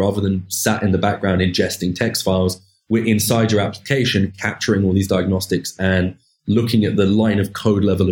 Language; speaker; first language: English; native; English